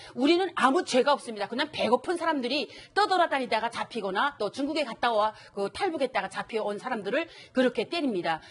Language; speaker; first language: Korean; native; Korean